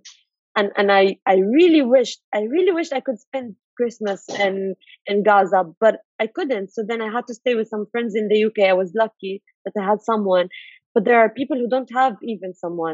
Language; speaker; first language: English; non-native, fluent; Arabic